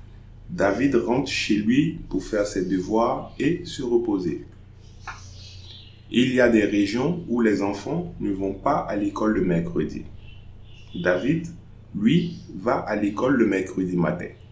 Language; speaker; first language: French; non-native, fluent; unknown